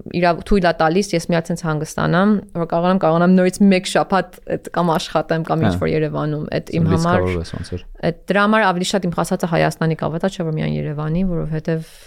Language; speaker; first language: Armenian; early bilingual, heritage; Armenian